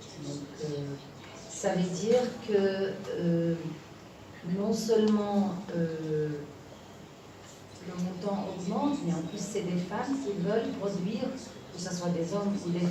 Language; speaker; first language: French; non-native, local second language; Arabic